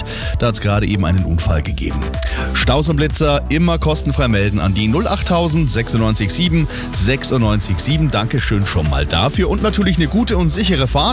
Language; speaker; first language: German; native; German